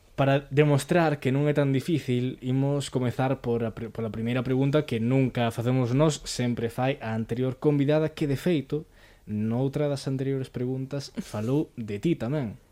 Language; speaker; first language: Galician; non-native, local second language; Spanish